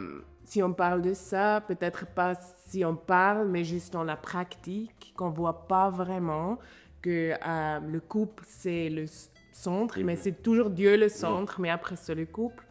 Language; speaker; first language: French; non-native, fluent; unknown